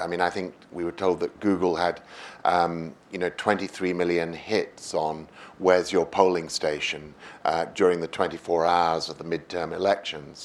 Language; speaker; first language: English; native; English